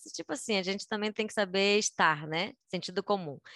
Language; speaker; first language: Portuguese; native; Portuguese